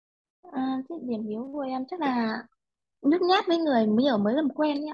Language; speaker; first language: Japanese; non-native, learner; Vietnamese